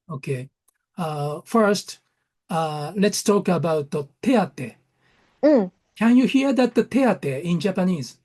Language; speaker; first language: English; non-native, learner; Japanese